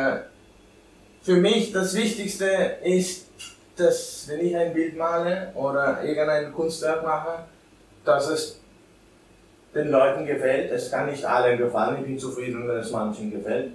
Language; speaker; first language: German; non-native, fluent; Albanian